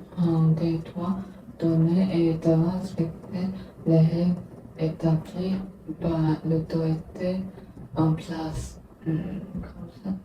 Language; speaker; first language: French; non-native, learner; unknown